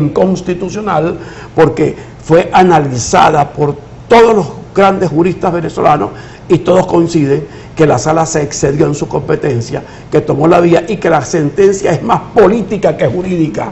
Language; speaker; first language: Spanish; native; Spanish